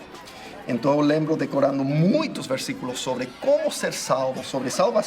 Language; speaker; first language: Portuguese; non-native, fluent; English